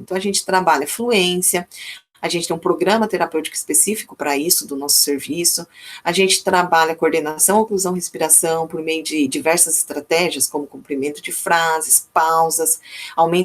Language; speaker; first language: Portuguese; native; Portuguese